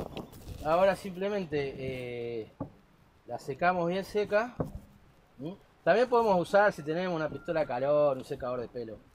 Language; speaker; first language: Spanish; native; Spanish